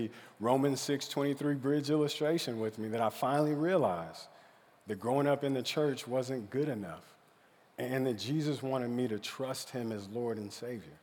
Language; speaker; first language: English; native; English